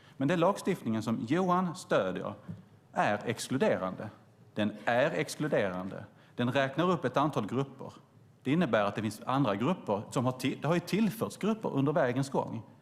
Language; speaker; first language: Swedish; native; Swedish